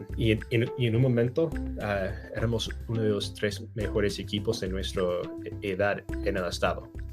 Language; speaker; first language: Spanish; non-native, fluent; English